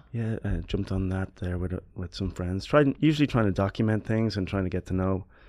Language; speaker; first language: English; native; English